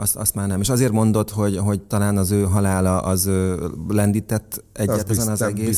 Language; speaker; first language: Hungarian; native; Hungarian